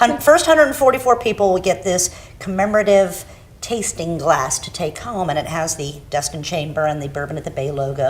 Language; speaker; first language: English; native; English